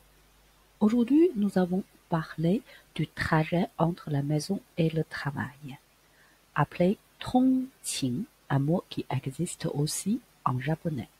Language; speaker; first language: French; non-native, fluent; Chinese